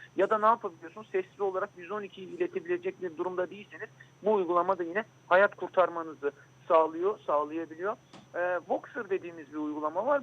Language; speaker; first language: Turkish; native; Turkish